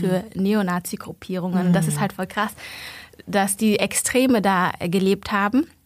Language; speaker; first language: German; early bilingual, other home language; Vietnamese